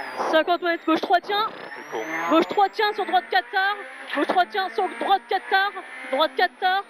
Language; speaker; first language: French; native; French